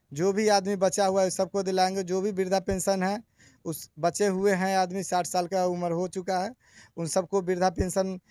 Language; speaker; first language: Hindi; native; Hindi